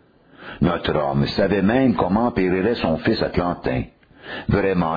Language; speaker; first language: French; native; French